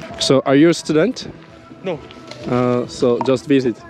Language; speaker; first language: English; non-native, learner; Korean